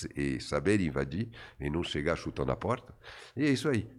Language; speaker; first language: Portuguese; non-native, fluent; French